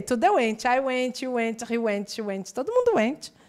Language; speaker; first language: English; non-native, fluent; Portuguese